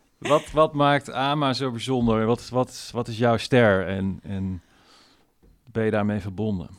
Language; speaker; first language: Dutch; native; Dutch